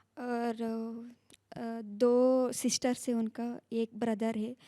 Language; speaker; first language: Hindi; non-native, local second language; Kannada